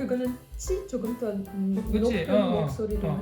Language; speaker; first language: Korean; non-native, learner; English